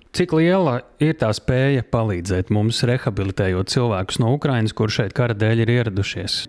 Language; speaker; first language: Latvian; native; Latvian